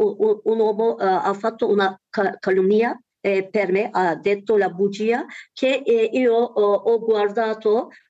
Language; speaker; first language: Italian; non-native, learner; Turkish